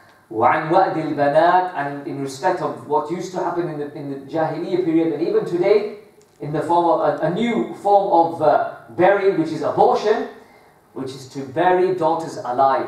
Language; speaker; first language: English; early bilingual, other home language; Urdu